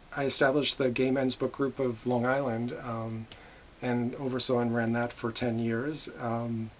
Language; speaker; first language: English; native; English